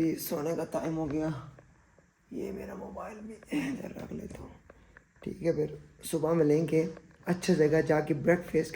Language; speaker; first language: Hindi; non-native, local second language; Pashto